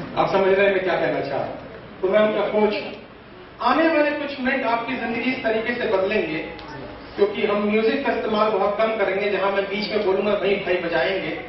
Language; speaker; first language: Hindi; native; Hindi